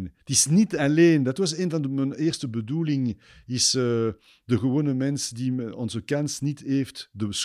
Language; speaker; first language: Dutch; non-native, fluent; French